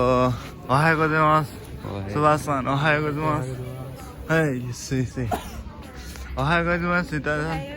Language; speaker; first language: Japanese; non-native, learner; Nepali